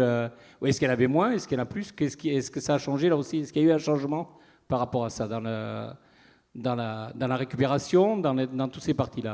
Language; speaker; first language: French; native; French